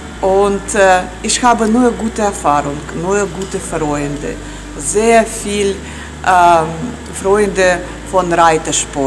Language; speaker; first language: German; non-native, learner; Russian